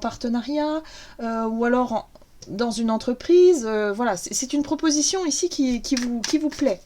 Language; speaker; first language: French; native; French